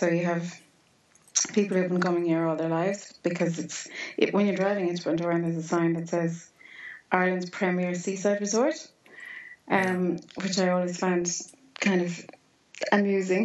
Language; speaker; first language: English; native; English